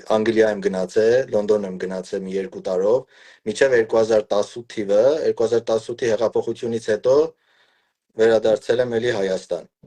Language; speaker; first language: Armenian; early bilingual, heritage; Armenian